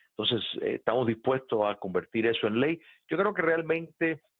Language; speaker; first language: Spanish; native; Spanish